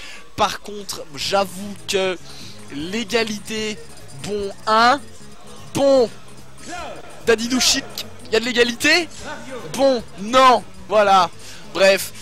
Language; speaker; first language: French; native; French